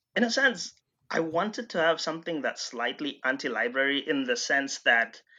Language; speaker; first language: English; non-native, local second language; Shona